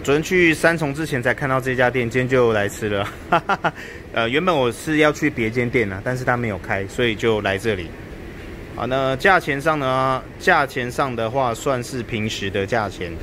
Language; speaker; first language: Chinese; native; Chinese